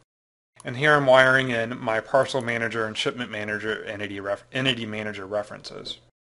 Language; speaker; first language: English; native; English